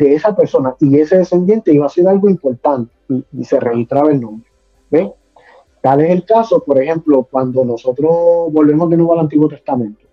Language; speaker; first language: Spanish; native; Spanish